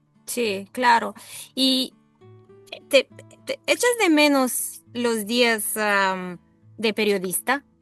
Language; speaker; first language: Spanish; non-native, fluent; Bulgarian